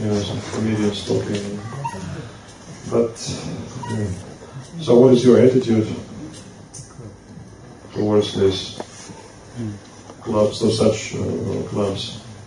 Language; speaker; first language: English; non-native, fluent; Russian